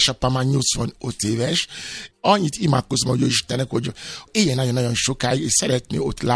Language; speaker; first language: Hungarian; non-native, learner; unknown